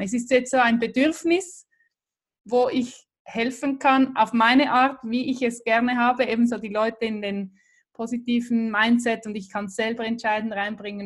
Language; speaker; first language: German; native; German